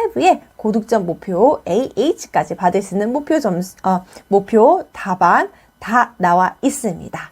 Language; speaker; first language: Korean; native; Korean